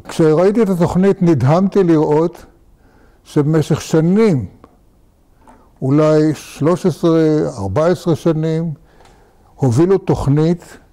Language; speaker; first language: Hebrew; native; Hebrew